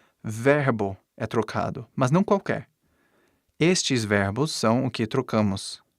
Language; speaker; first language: Portuguese; non-native, fluent; English